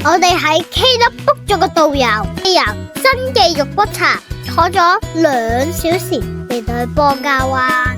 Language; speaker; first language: Chinese; native; Chinese